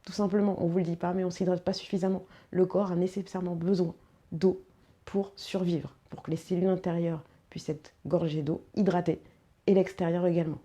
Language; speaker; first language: French; native; French